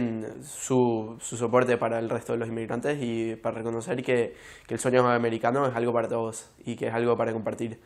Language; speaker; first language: Spanish; early bilingual, heritage; Spanish